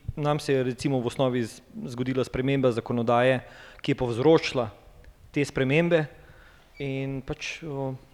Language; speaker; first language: Slovenian; native; Slovenian